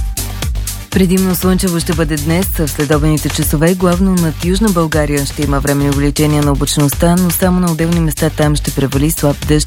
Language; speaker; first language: Bulgarian; native; Bulgarian